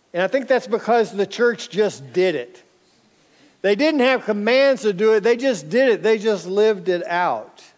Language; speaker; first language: English; native; English